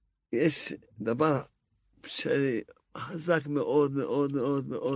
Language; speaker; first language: Hebrew; non-native, fluent; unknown